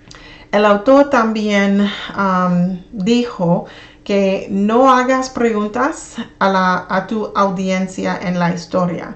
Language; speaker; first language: Spanish; non-native, learner; English